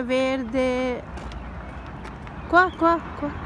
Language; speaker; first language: Italian; non-native, learner; Hindi